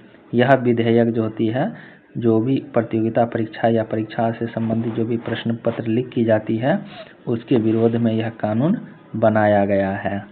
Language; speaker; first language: Hindi; native; Hindi